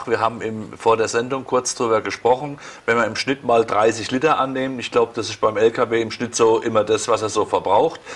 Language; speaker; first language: German; native; German